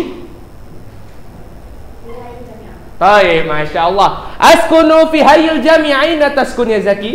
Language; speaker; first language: Arabic; non-native, fluent; Indonesian